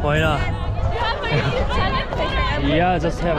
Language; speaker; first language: English; non-native, learner; Korean